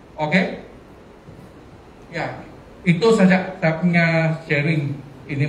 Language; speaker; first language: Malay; non-native, local second language; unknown